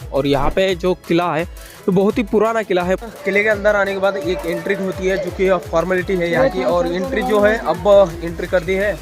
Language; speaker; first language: Hindi; non-native, local second language; Marathi